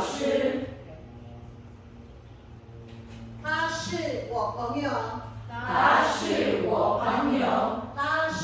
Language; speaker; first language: Chinese; non-native, fluent; Filipino